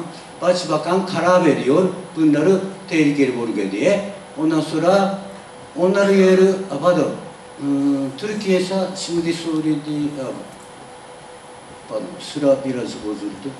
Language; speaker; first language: Turkish; non-native, learner; Japanese